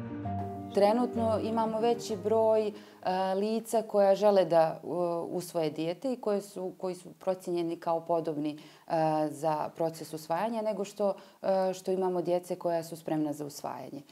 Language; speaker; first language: Croatian; native; Croatian